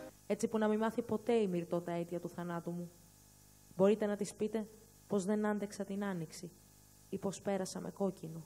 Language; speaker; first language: Greek; native; Greek